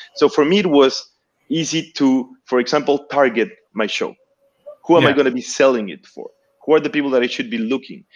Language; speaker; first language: English; non-native, fluent; Spanish